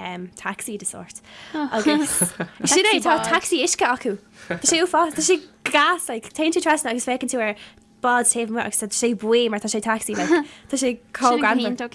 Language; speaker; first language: Irish; non-native, local second language; English